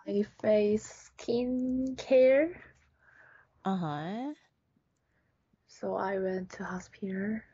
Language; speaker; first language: English; non-native, learner; Japanese